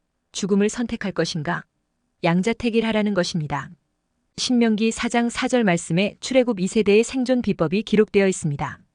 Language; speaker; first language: Korean; native; Korean